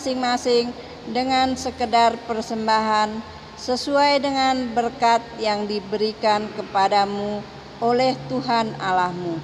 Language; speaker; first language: Indonesian; native; Indonesian